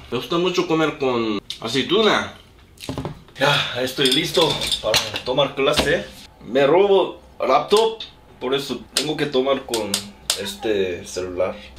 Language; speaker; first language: Spanish; non-native, learner; Korean